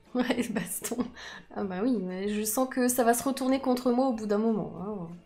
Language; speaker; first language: French; native; French